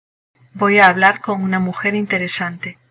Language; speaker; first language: Spanish; non-native, learner; English